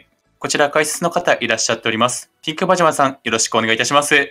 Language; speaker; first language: Japanese; native; Japanese